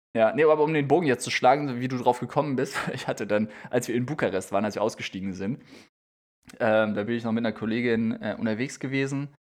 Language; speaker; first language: German; native; German